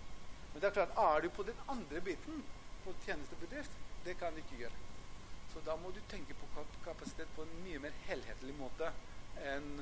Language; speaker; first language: Norwegian; non-native, fluent; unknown